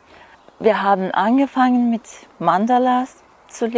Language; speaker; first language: German; non-native, learner; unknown